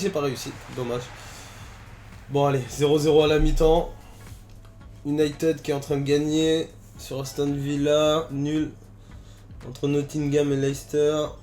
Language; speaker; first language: French; native; French